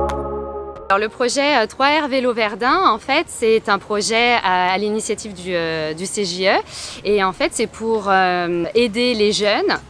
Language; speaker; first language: French; native; French